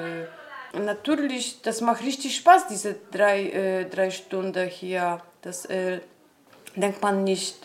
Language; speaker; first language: German; non-native, fluent; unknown